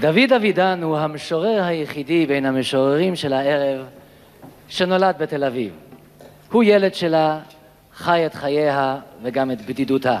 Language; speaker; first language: Hebrew; native; Hebrew